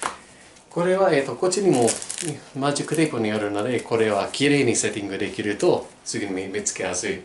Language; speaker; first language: Japanese; non-native, learner; English